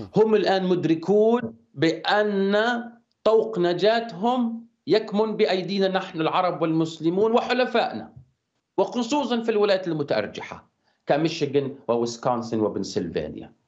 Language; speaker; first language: Arabic; native; Arabic